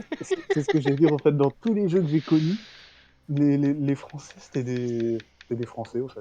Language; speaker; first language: French; native; French